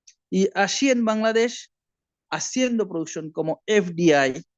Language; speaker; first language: Spanish; non-native, learner; Bangla